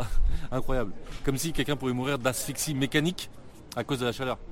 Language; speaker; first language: French; native; French